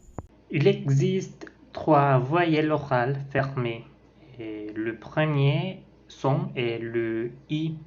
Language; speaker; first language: French; non-native, learner; Spanish